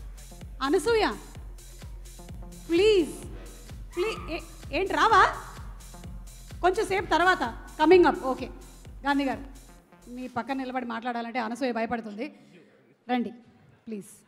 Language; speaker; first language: Telugu; native; Telugu